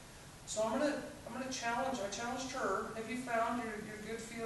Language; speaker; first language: English; native; English